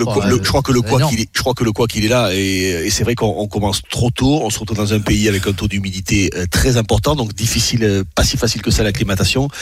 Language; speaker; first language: French; native; French